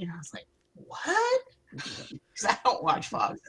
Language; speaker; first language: English; native; English